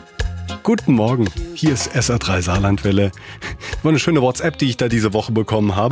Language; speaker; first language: German; native; German